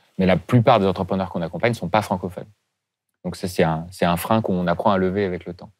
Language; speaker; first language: French; native; French